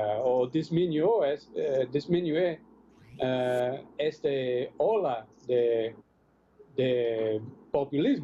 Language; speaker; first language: Spanish; non-native, fluent; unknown